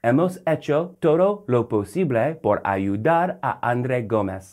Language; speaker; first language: Spanish; non-native, fluent; English